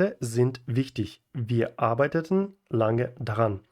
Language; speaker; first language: German; non-native, fluent; Ukrainian